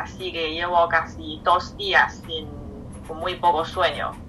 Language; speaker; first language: Spanish; non-native, fluent; Chinese